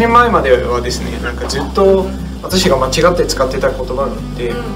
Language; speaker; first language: Japanese; non-native, fluent; Dutch